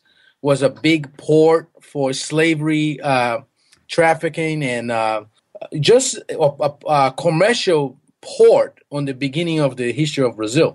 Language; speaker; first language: English; non-native, fluent; Portuguese